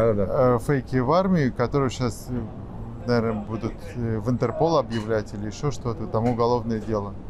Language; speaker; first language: Russian; native; Russian